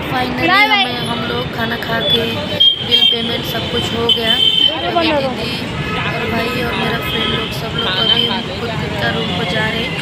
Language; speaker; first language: Hindi; non-native, local second language; Odia